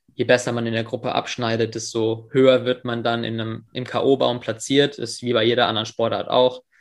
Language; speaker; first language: German; early bilingual, other home language; English